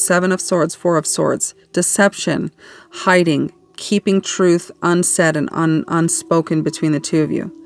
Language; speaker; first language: English; native; English